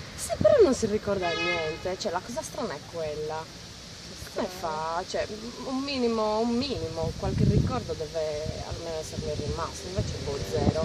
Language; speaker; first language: Italian; native; Italian